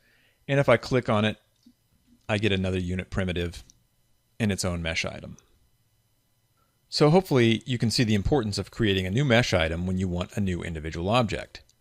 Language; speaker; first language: English; native; English